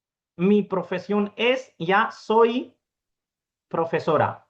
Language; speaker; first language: Spanish; non-native, fluent; Urdu